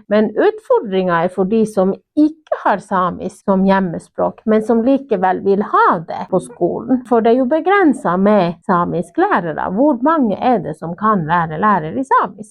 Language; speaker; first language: Norwegian; non-native, local second language; Northern Sami